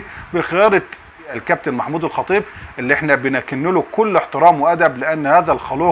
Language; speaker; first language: Arabic; native; Arabic